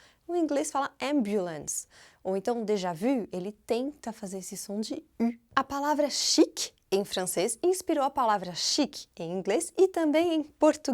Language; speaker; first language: Portuguese; non-native, fluent; French